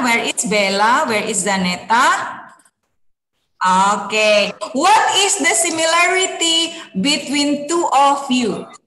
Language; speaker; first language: English; non-native, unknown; Indonesian